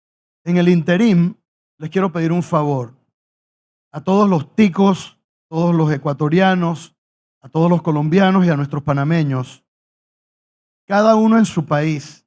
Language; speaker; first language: Spanish; native; Spanish